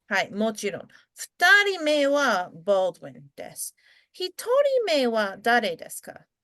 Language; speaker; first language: Japanese; non-native, fluent; English